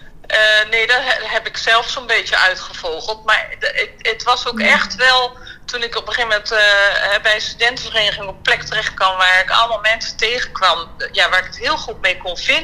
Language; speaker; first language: Dutch; native; Dutch